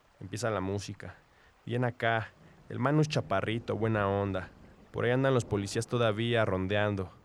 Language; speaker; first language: Spanish; native; Spanish